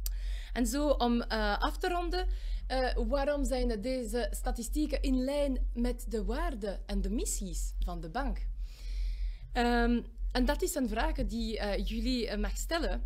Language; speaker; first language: Dutch; non-native, local second language; French